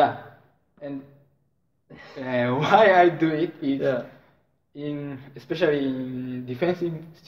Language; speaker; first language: English; non-native, learner; Japanese